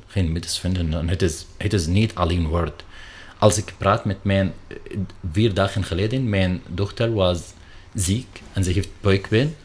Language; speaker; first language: Dutch; non-native, learner; Arabic